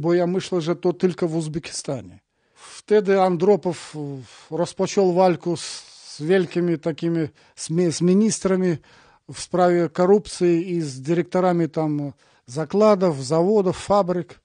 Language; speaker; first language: Polish; non-native, learner; Russian